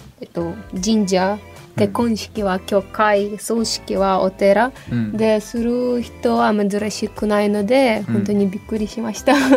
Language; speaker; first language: Japanese; non-native, fluent; Ukrainian